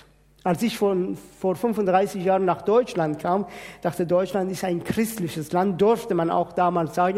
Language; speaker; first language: German; non-native, fluent; Persian